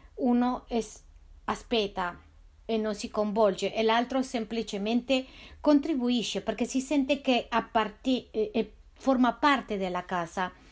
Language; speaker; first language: Italian; non-native, fluent; Spanish